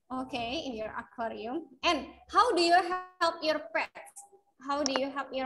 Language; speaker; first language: English; non-native, fluent; Indonesian